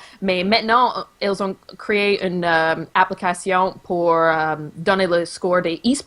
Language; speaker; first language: French; non-native, local second language; English